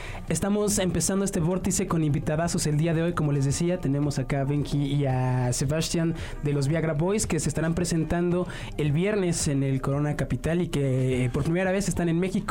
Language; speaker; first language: Spanish; native; Spanish